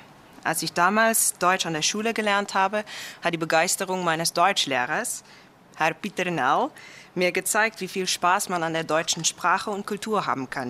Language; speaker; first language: German; non-native, fluent; Afrikaans